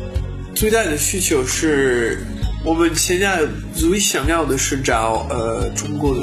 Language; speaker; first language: Chinese; non-native, learner; French